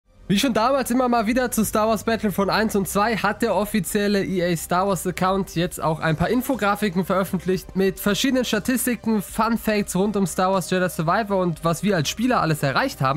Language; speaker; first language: German; native; German